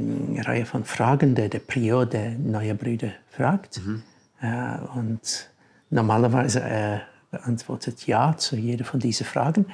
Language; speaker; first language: German; non-native, fluent; English